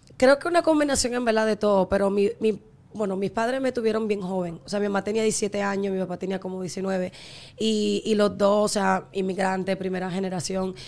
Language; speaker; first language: Spanish; early bilingual, heritage; Spanish